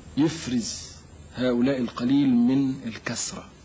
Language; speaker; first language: Arabic; native; Arabic